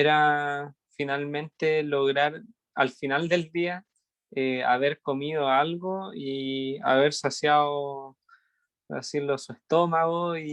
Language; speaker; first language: Spanish; native; Spanish